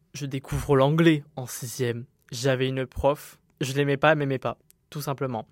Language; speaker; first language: French; native; French